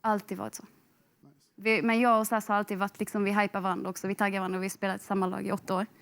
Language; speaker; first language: Swedish; native; Swedish